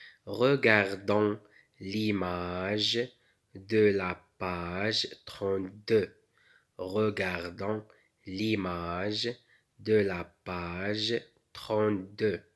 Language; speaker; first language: French; non-native, local second language; Arabic